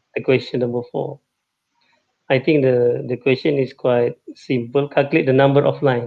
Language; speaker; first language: English; non-native, local second language; Malay